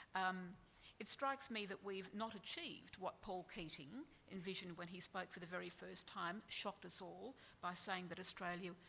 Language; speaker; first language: English; native; English